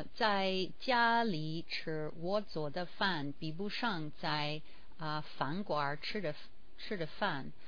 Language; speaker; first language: Chinese; non-native, learner; English